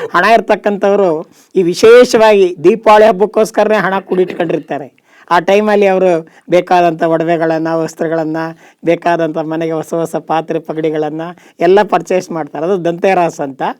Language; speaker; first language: Kannada; native; Kannada